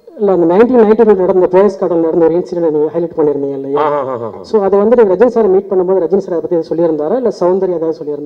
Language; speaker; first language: Tamil; native; Tamil